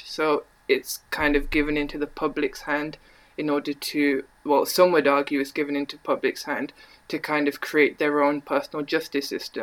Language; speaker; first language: English; native; English